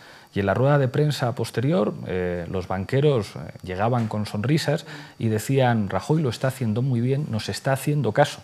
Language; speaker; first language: Spanish; native; Spanish